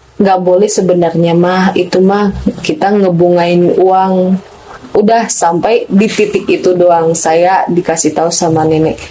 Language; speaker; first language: Indonesian; non-native, local second language; Batak Toba